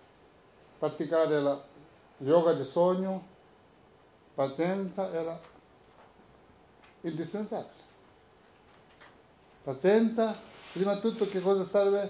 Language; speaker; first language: Italian; non-native, learner; Tibetan